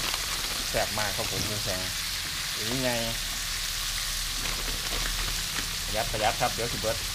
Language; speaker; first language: Thai; non-native, local second language; Northeastern Thai